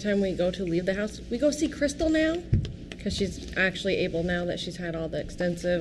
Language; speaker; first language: English; native; English